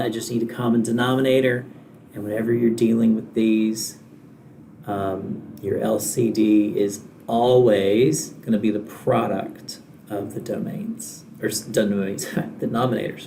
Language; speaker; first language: English; native; English